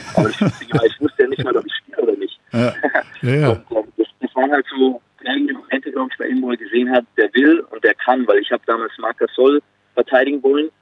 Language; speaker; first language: German; native; German